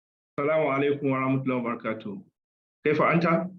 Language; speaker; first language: Arabic; non-native, learner; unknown